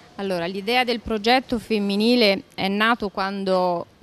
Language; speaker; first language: Italian; native; Italian